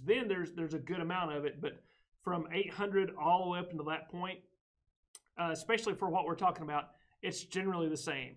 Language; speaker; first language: English; native; English